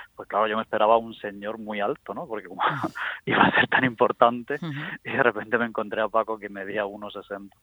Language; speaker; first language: Spanish; native; Spanish